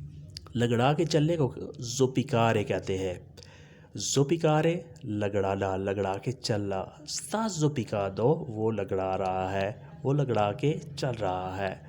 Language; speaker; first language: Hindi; non-native, local second language; Punjabi